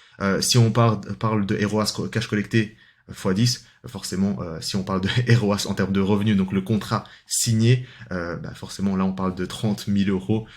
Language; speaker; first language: French; native; French